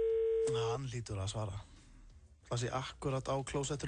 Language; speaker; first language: Icelandic; native; Icelandic